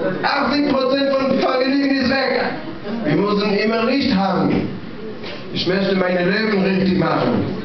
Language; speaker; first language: German; non-native, learner; Russian